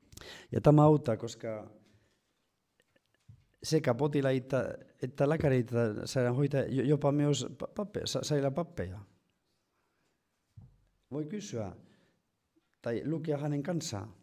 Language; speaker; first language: Finnish; non-native, fluent; Spanish